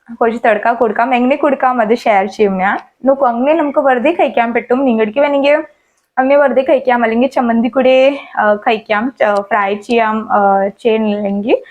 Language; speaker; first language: Malayalam; non-native, fluent; Hindi